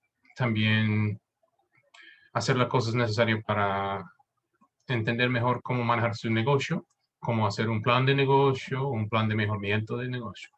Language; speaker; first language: Spanish; non-native, fluent; English